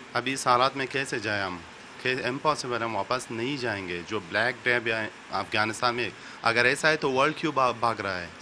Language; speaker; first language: Hindi; non-native, fluent; Persian